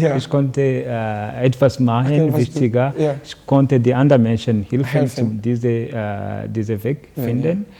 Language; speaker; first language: German; non-native, learner; Kinyarwanda